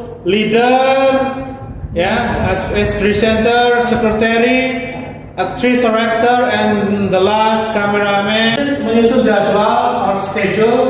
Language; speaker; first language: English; non-native, fluent; Indonesian